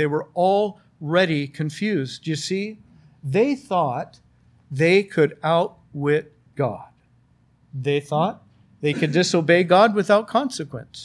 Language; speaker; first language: English; native; English